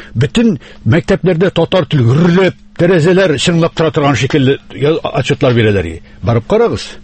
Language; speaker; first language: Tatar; native; Tatar